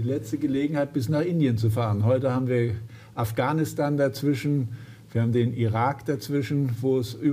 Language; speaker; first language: German; native; German